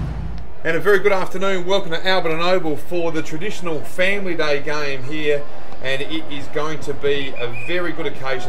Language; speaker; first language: English; native; English